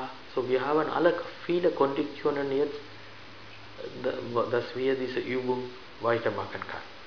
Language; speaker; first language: German; non-native, fluent; Sinhala